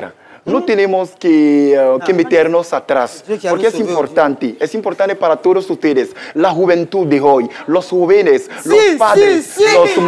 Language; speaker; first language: Spanish; non-native, local second language; French